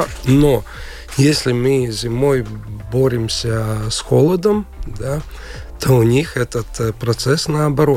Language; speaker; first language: Russian; non-native, local second language; Latvian